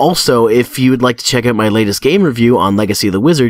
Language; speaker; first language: English; native; English